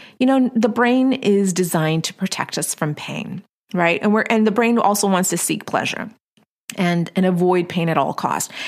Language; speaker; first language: English; early bilingual, other home language; Spanish